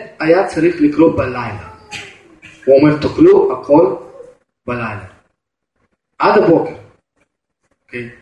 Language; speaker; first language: Hebrew; non-native, fluent; Russian